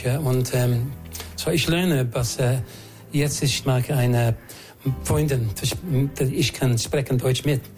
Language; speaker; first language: German; non-native, learner; English